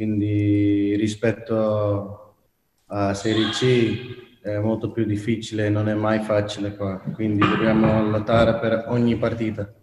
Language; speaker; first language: Italian; non-native, fluent; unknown